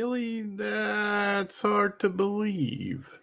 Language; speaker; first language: English; native; English